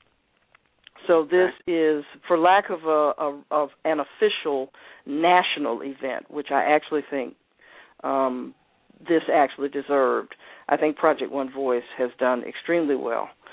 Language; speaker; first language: English; native; English